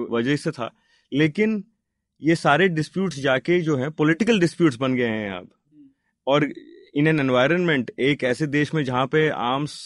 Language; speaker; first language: Hindi; non-native, local second language; Telugu